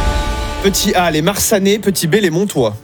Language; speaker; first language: French; native; French